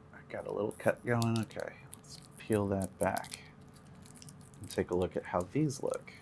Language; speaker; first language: English; native; English